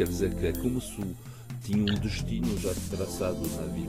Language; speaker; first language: Portuguese; early bilingual, heritage; French